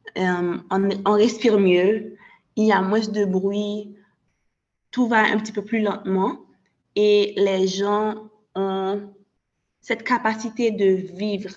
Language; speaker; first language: French; non-native, local second language; Haitian Creole